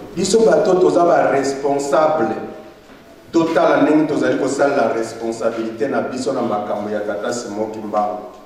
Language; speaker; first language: Lingala; non-native, local second language; Kongo